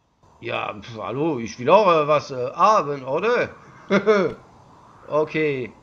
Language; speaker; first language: German; non-native, learner; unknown